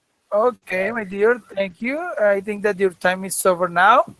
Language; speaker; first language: English; non-native, fluent; Spanish